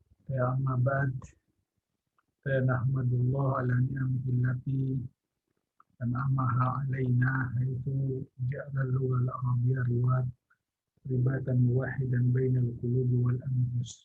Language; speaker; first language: Arabic; non-native, fluent; Indonesian